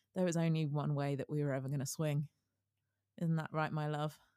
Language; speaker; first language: English; early bilingual, other home language; Italian